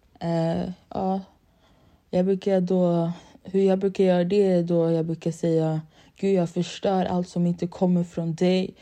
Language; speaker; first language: Swedish; early bilingual, other home language; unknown